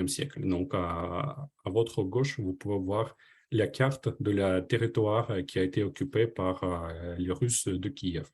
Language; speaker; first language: French; non-native, fluent; Ukrainian